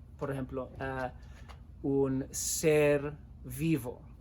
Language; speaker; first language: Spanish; non-native, fluent; English